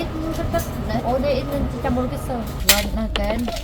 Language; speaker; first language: Korean; non-native, local second language; Vietnamese